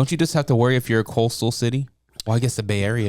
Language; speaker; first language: English; native; English